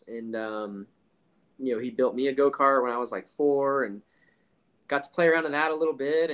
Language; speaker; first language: English; native; English